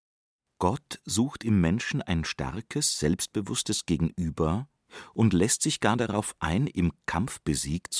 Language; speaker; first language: German; native; German